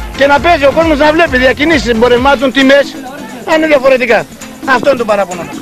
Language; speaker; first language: Greek; non-native, local second language; Turkish